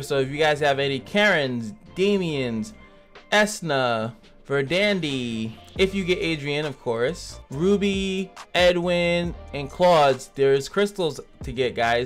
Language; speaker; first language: English; native; English